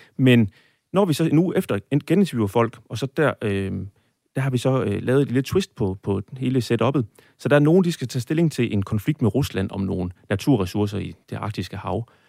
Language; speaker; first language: Danish; native; Danish